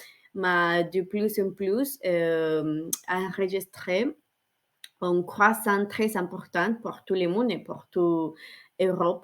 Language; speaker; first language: French; non-native, learner; Spanish